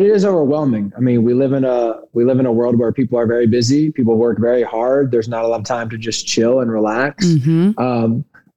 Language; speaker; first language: English; native; English